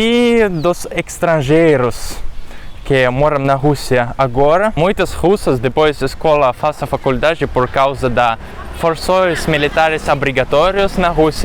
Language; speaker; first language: Portuguese; non-native, fluent; Russian